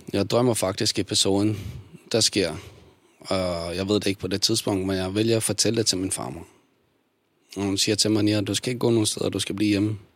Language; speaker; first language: Danish; early bilingual, other home language; Bosnian